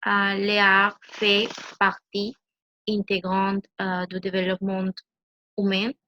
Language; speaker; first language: French; non-native, learner; Spanish